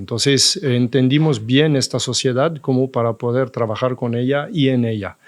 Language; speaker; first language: Spanish; non-native, fluent; French